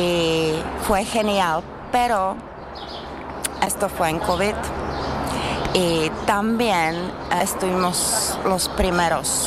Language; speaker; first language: Spanish; non-native, fluent; Czech